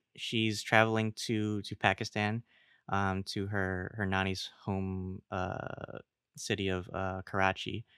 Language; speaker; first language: English; early bilingual, other home language; Filipino